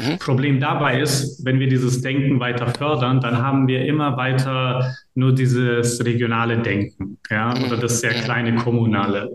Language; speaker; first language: German; early bilingual, other home language; Serbian